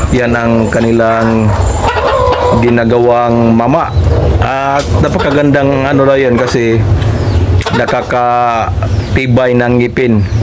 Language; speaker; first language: Filipino; non-native, local second language; Cebuano